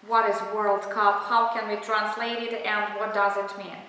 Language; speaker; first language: English; non-native, fluent; Russian